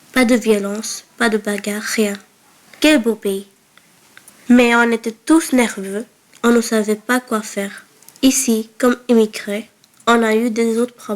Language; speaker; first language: French; early bilingual, other home language; Bangla